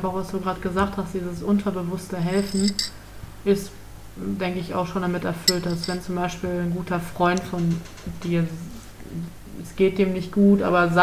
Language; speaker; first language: German; native; German